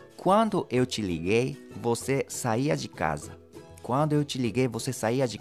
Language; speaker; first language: Portuguese; non-native, fluent; Japanese